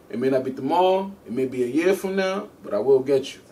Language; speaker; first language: English; native; English